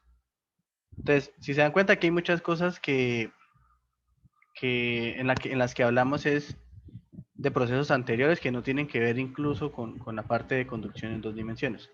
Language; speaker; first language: Spanish; native; Spanish